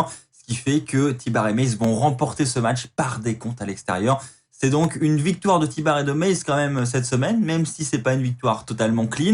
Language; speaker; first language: French; native; French